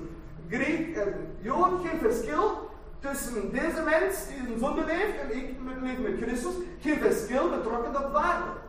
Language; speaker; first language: Dutch; non-native, fluent; German